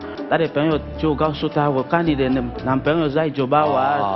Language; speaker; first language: Chinese; non-native, learner; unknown